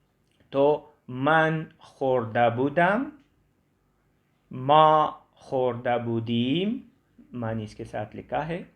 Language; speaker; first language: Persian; non-native, fluent; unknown